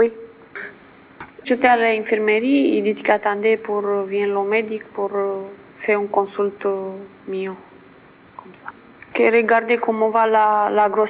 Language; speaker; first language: French; non-native, learner; Romanian